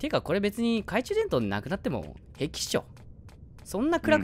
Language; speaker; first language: Japanese; native; Japanese